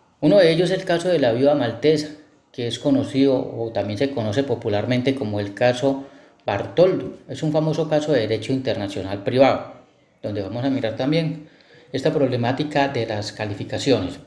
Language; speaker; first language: Spanish; native; Spanish